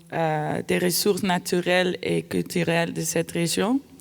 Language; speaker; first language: French; non-native, fluent; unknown